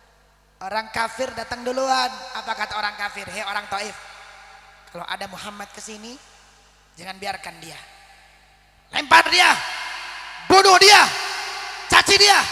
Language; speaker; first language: Indonesian; non-native, local second language; Sundanese